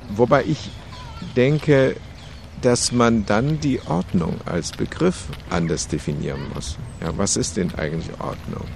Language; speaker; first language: German; non-native, fluent; Chinese